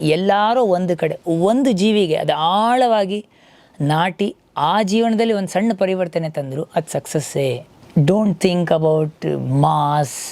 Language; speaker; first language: Kannada; native; Kannada